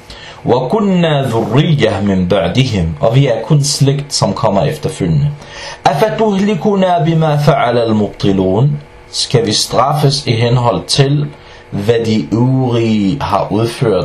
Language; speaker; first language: Danish; non-native, fluent; Arabic